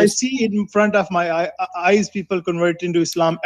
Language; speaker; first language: English; non-native, fluent; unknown